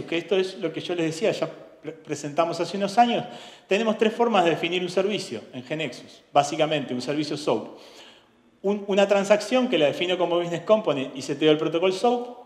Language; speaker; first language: Spanish; native; Spanish